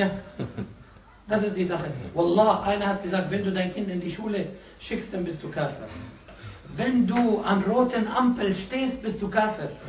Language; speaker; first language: German; non-native, fluent; Arabic